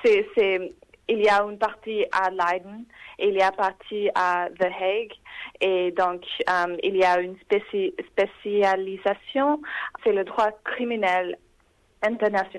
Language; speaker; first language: French; non-native, fluent; English